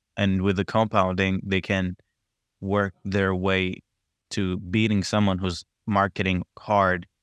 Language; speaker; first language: English; non-native, local second language; Kinyarwanda